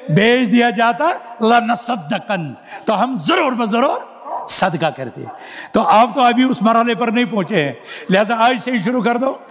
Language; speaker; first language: Urdu; non-native, local second language; Kashmiri